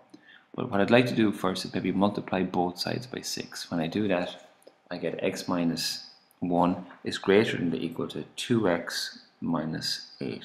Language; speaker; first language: English; native; English